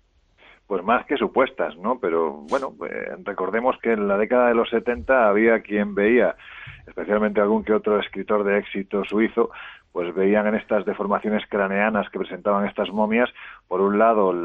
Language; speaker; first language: Spanish; native; Spanish